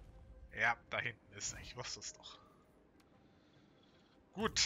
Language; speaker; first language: German; native; German